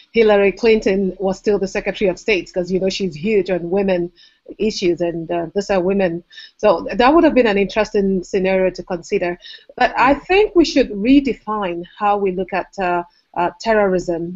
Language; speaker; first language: English; non-native, local second language; Igbo